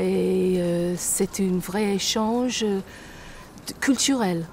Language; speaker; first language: French; non-native, fluent; English